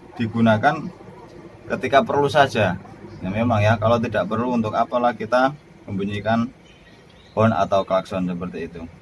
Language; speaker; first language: Indonesian; native; Indonesian